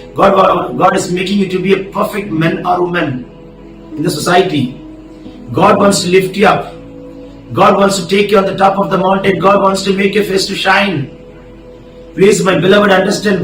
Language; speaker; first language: English; non-native, local second language; Tamil